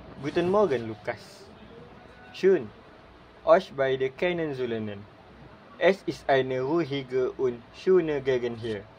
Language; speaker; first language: German; non-native, learner; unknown